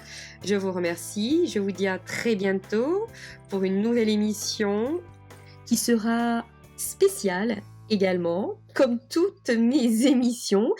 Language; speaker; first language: French; native; French